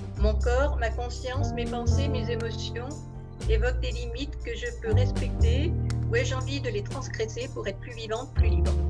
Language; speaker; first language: French; native; French